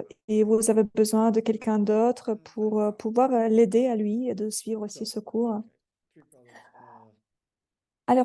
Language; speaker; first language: French; non-native, fluent; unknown